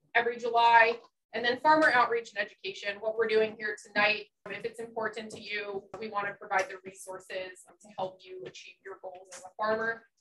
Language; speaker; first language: English; native; English